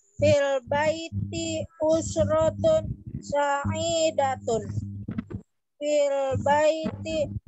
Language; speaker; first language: Arabic; non-native, learner; Indonesian